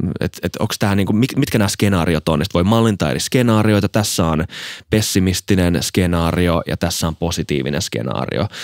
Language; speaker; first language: Finnish; native; Finnish